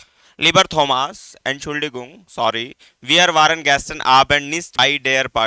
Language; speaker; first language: German; non-native, learner; Hindi